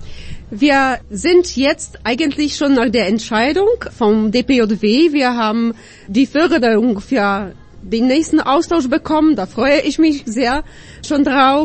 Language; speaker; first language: German; non-native, fluent; Polish